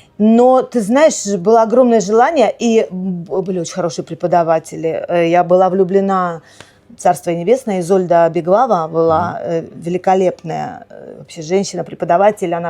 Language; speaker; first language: Russian; native; Russian